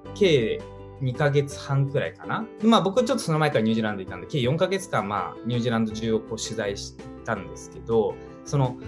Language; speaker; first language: Japanese; native; Japanese